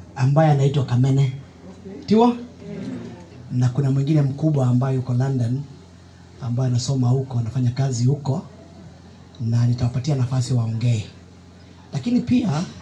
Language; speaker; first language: Swahili; non-native, local second language; Kikuyu